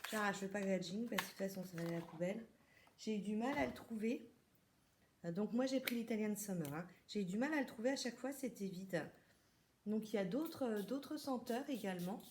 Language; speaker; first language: French; native; French